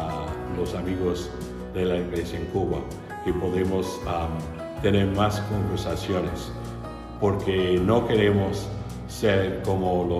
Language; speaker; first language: Spanish; non-native, fluent; English